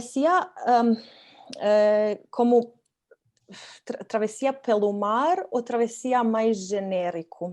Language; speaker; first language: Portuguese; non-native, fluent; Croatian